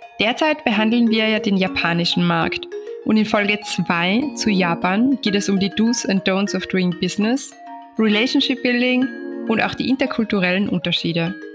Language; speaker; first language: German; native; German